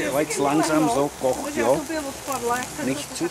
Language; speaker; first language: German; non-native, learner; Czech